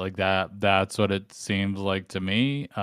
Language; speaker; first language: English; native; English